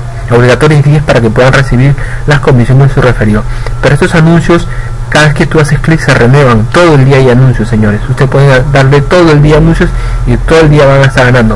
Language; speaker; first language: Spanish; native; Spanish